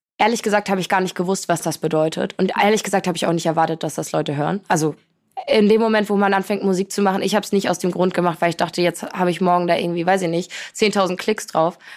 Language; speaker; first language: German; early bilingual, other home language; Polish